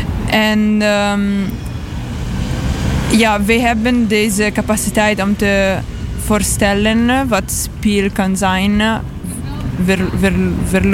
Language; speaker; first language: Dutch; non-native, learner; Italian